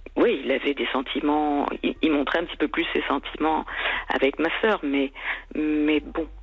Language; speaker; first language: French; native; French